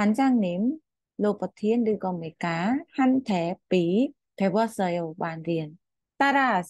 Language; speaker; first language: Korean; non-native, fluent; Khmer